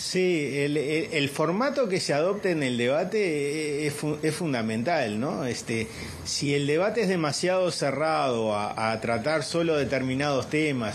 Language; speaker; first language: Spanish; native; Spanish